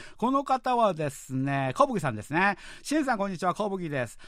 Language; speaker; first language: Japanese; non-native, fluent; Korean